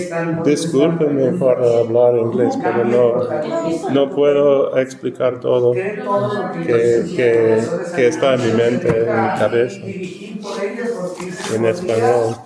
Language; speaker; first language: Spanish; non-native, learner; English